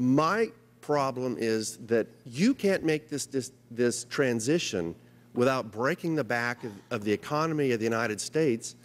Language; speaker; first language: English; native; English